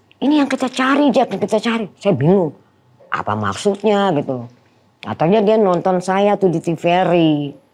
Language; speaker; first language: Indonesian; non-native, fluent; Dutch